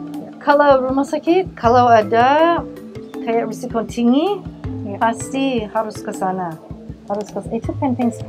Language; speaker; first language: Indonesian; non-native, learner; English